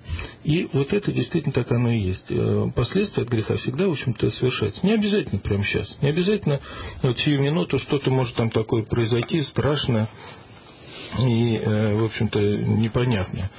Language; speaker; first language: Russian; native; Russian